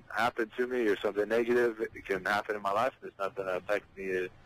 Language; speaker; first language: English; native; English